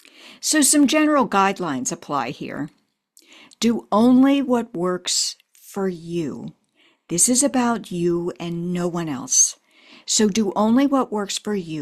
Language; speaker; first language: English; native; English